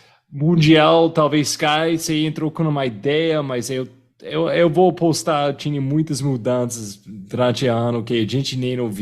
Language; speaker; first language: Portuguese; non-native, fluent; English